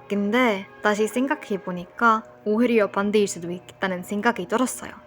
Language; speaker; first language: Korean; non-native, fluent; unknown